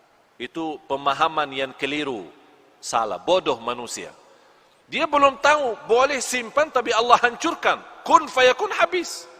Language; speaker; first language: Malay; non-native, fluent; Arabic